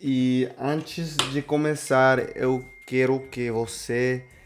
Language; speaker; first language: Portuguese; non-native, learner; Spanish